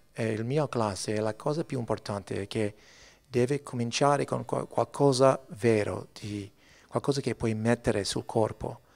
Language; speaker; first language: Italian; early bilingual, heritage; Italian